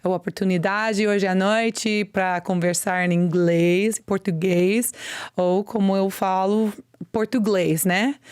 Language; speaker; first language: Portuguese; non-native, learner; English